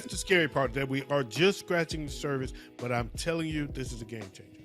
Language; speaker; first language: English; native; English